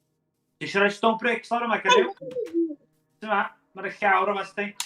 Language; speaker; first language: Welsh; native; Welsh